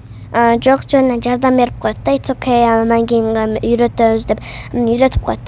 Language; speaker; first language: Kyrgyz; early bilingual, heritage; Kyrgyz